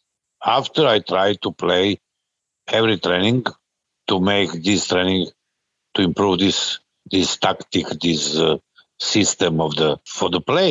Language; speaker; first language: English; non-native, learner; Serbian